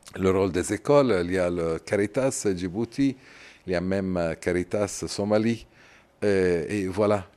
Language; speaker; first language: French; non-native, fluent; Arabic